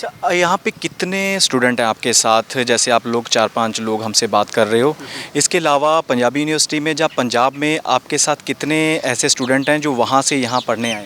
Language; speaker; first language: Hindi; non-native, local second language; Punjabi